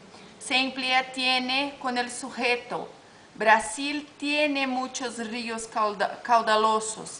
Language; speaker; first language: Spanish; non-native, learner; Portuguese